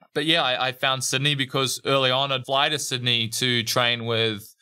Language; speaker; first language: English; native; English